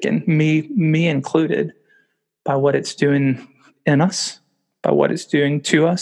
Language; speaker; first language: English; native; English